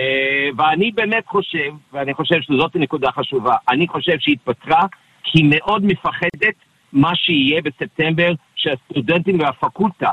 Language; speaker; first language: Hebrew; non-native, fluent; English